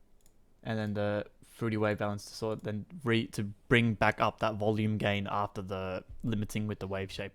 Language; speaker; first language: English; native; English